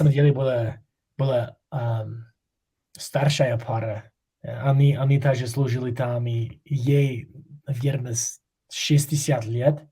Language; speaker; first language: Russian; non-native, learner; English